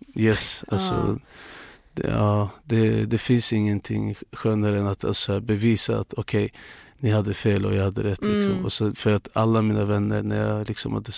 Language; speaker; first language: Swedish; non-native, local second language; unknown